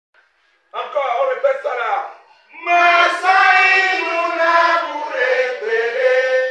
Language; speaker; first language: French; non-native, local second language; Fon